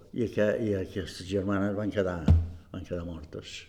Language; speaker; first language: Catalan; native; Catalan